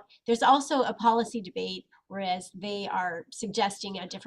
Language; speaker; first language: English; native; English